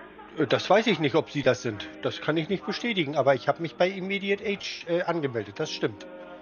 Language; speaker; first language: German; native; German